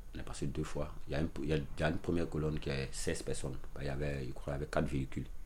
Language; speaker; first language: French; non-native, local second language; Dyula